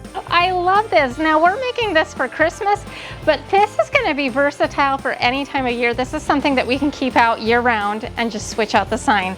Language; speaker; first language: English; native; English